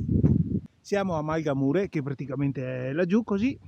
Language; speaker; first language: Italian; native; Italian